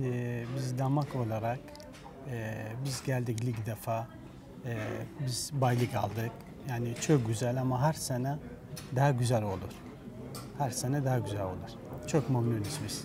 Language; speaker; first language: Turkish; non-native, learner; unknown